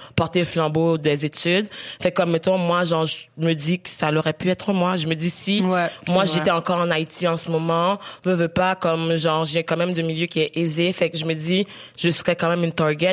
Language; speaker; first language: French; native; French